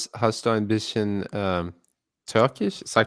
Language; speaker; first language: German; non-native, learner; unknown